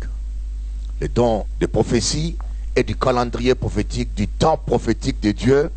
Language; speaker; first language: French; non-native, local second language; Lingala